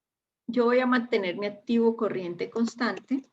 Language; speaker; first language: Spanish; native; Spanish